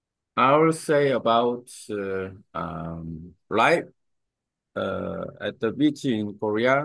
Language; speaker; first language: English; non-native, learner; Korean